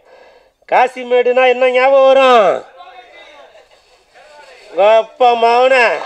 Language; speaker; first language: Tamil; native; Tamil